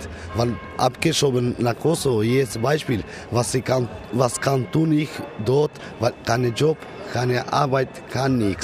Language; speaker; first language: German; non-native, learner; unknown